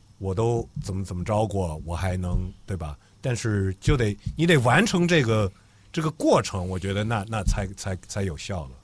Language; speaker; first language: Chinese; non-native, fluent; English